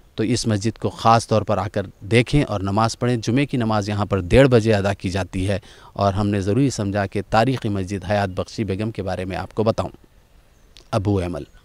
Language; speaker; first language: Hindi; non-native, local second language; Urdu